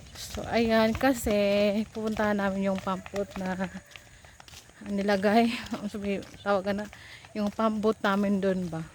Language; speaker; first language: Filipino; non-native, local second language; Cebuano